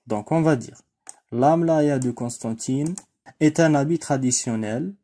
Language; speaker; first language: French; non-native, local second language; Arabic